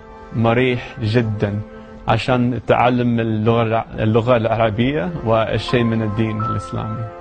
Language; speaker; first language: Arabic; non-native, learner; English